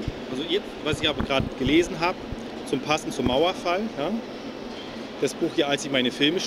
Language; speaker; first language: German; native; German